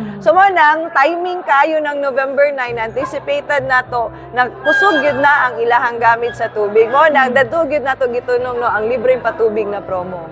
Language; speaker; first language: Cebuano; native; Cebuano